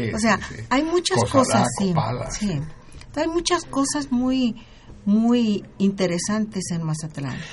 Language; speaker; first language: Spanish; native; Spanish